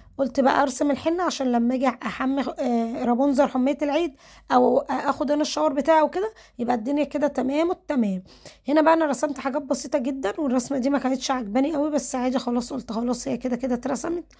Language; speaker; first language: Arabic; native; Arabic